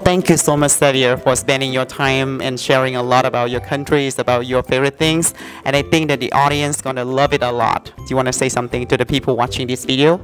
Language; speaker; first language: English; non-native, fluent; Vietnamese